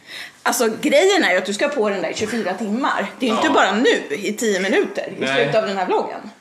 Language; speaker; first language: Swedish; native; Swedish